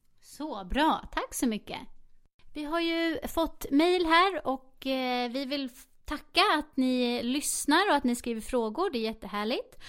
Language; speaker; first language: Swedish; native; Swedish